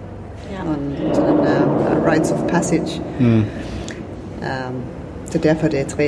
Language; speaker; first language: Danish; non-native, fluent; Finnish